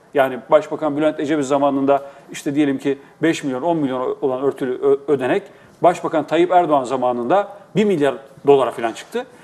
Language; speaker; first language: Turkish; native; Turkish